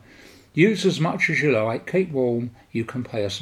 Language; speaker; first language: English; native; English